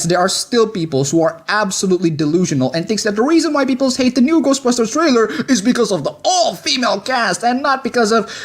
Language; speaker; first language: English; non-native, fluent; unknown